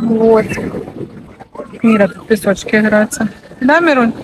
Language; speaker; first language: Russian; native; Russian